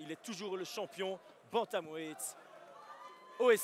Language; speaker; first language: French; native; French